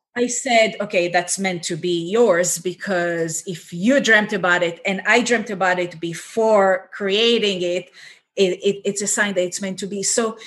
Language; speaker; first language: English; non-native, fluent; Hebrew